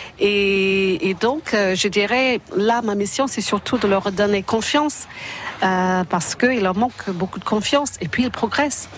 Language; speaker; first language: French; non-native, fluent; English